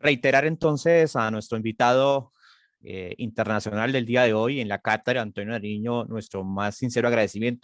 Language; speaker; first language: Spanish; native; Spanish